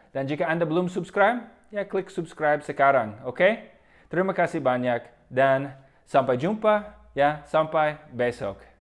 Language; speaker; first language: Indonesian; non-native, fluent; English